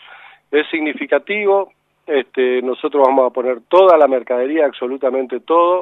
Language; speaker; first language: Spanish; native; Spanish